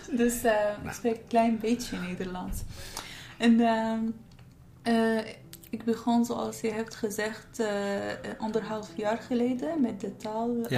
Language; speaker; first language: Dutch; non-native, learner; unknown